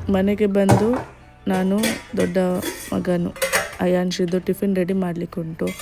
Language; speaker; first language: Kannada; non-native, local second language; Konkani